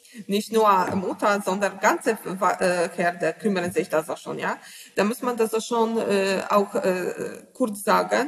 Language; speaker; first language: German; non-native, learner; Polish